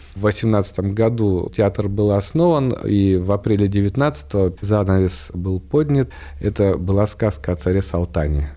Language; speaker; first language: Russian; native; Russian